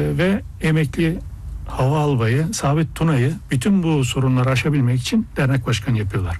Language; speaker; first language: Turkish; early bilingual, heritage; Turkish